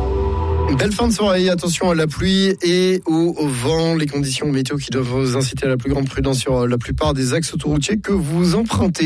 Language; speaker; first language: French; native; French